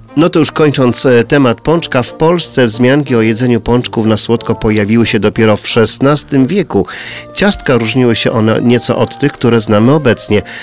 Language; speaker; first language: Polish; native; Polish